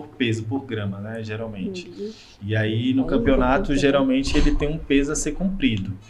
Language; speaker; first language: Portuguese; native; Portuguese